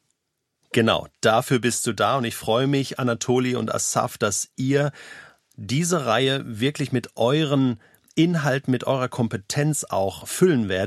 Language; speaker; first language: German; native; German